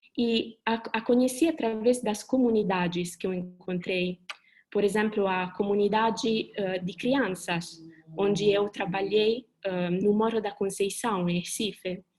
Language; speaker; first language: Portuguese; non-native, fluent; Italian